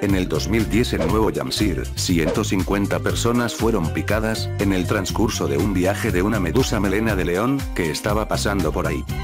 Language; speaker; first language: Spanish; native; Spanish